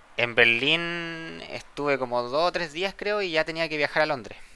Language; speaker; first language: Spanish; native; Spanish